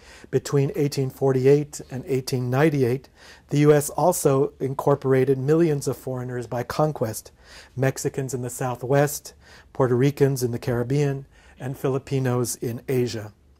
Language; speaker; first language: English; native; English